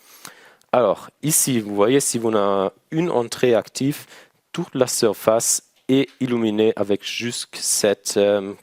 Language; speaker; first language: French; non-native, learner; German